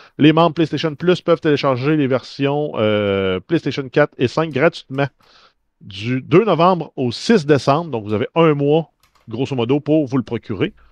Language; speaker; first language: French; native; French